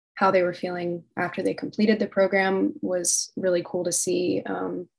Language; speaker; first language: English; native; English